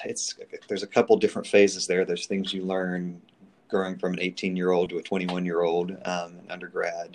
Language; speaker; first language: English; native; English